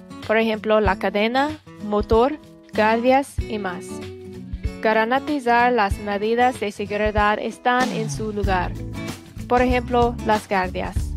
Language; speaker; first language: Spanish; non-native, learner; English